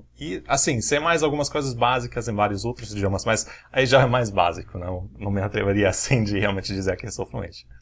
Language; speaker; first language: Portuguese; non-native, fluent; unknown